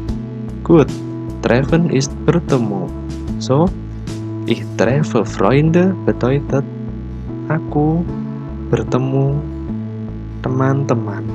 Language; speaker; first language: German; non-native, learner; Indonesian